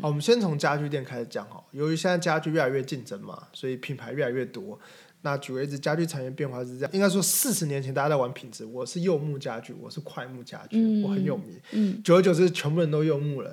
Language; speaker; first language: Chinese; native; Chinese